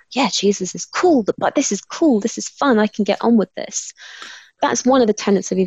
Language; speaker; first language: English; native; English